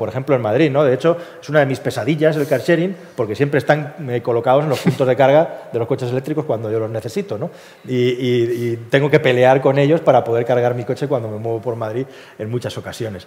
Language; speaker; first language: Spanish; native; Spanish